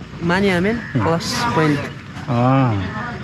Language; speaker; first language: Korean; non-native, learner; Nepali